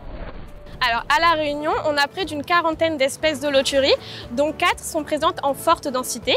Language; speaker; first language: French; native; French